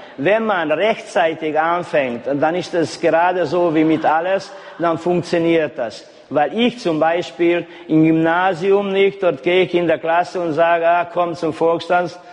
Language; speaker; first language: German; non-native, local second language; Hungarian